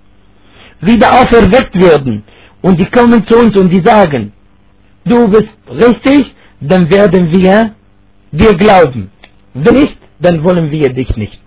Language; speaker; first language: German; non-native, fluent; Arabic